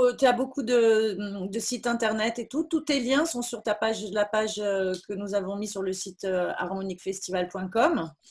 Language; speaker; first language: French; native; French